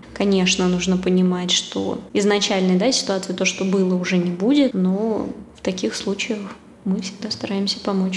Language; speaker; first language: Russian; native; Russian